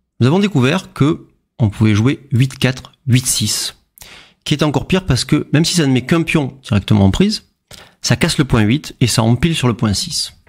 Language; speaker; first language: French; native; French